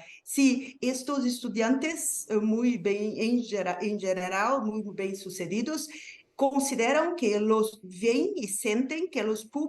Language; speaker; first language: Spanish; non-native, learner; Portuguese